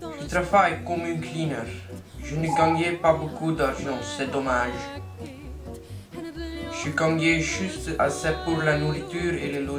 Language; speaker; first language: French; non-native, learner; English